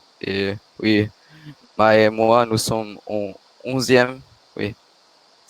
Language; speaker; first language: French; non-native, learner; German